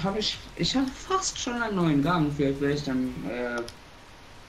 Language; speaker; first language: German; native; German